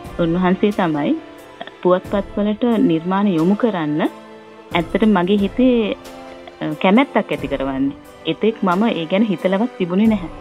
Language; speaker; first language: Sinhala; non-native, local second language; Tamil